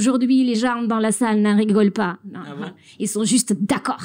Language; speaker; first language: French; non-native, fluent; Russian